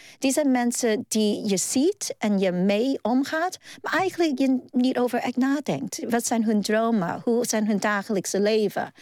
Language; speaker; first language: Dutch; non-native, fluent; Cantonese